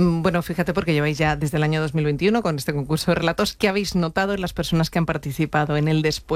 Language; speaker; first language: Spanish; native; Spanish